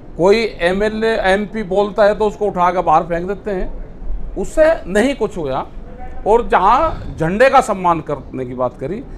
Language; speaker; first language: Hindi; native; Hindi